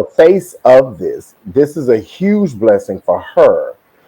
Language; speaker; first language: English; native; English